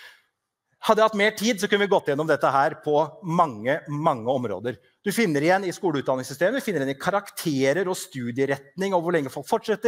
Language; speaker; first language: Norwegian; native; Norwegian